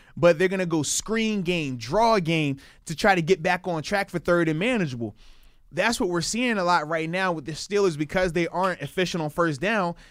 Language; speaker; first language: English; native; English